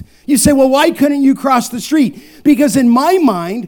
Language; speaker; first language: English; native; English